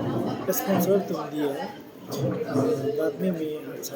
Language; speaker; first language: Hindi; non-native, learner; Nepali